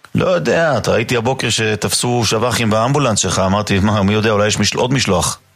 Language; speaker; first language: Hebrew; native; Hebrew